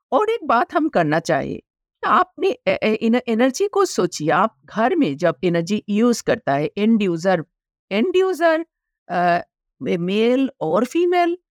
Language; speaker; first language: Hindi; non-native, local second language; Bangla